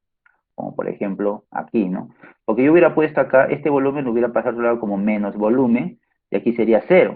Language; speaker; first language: Spanish; native; Spanish